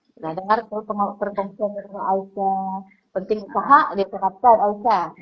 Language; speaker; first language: Malay; native; Malay